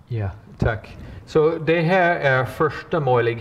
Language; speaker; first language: Swedish; non-native, fluent; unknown